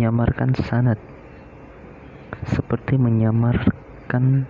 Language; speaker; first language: Indonesian; native; Indonesian